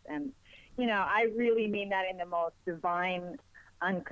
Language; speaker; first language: English; non-native, fluent; Spanish